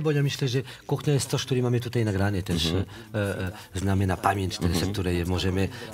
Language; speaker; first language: Polish; non-native, fluent; French